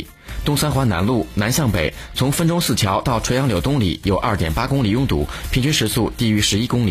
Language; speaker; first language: Chinese; native; Chinese